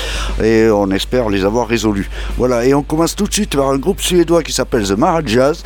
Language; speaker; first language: French; native; French